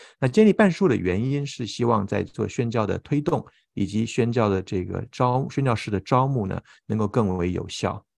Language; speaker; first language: Chinese; native; Chinese